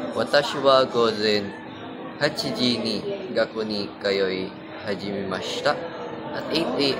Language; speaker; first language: Japanese; non-native, learner; English